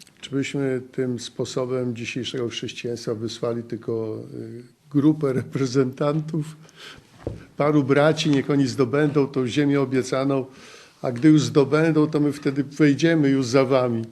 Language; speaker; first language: Polish; native; Polish